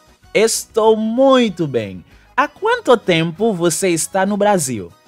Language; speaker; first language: Portuguese; non-native, local second language; Haitian Creole